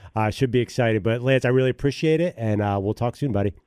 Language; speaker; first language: English; native; English